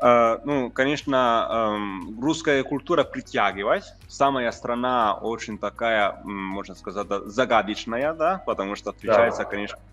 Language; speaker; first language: Russian; non-native, fluent; Italian